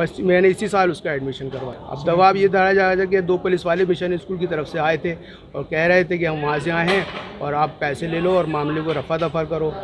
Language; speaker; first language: Hindi; native; Hindi